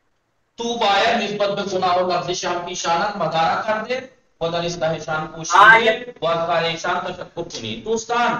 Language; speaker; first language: Persian; non-native, fluent; Urdu